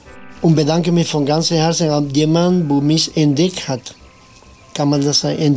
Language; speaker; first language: German; non-native, learner; Spanish